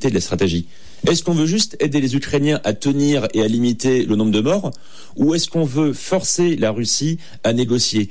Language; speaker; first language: French; native; French